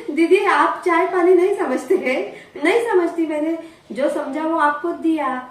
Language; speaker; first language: Hindi; non-native, local second language; Marathi